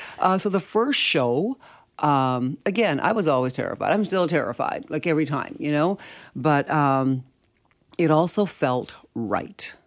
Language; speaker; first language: English; early bilingual, other home language; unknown